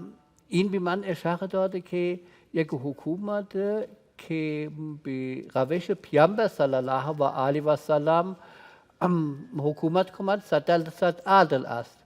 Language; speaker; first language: Persian; non-native, learner; German